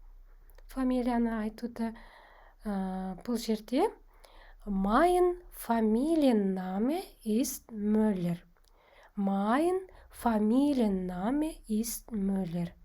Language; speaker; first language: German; non-native, fluent; Kazakh